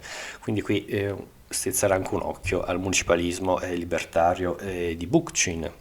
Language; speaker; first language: Italian; native; Italian